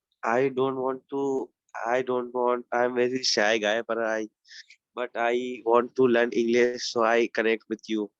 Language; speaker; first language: English; non-native, learner; Urdu